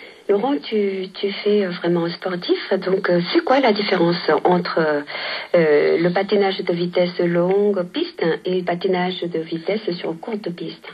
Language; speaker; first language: French; non-native, fluent; Korean